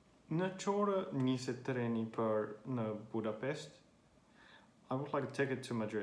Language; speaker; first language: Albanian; non-native, learner; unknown